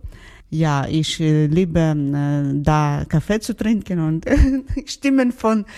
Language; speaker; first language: German; non-native, learner; Ukrainian